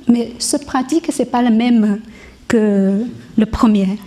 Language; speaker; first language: French; non-native, learner; Chinese